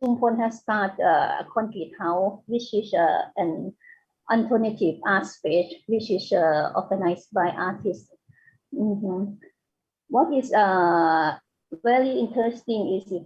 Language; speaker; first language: English; non-native, fluent; Thai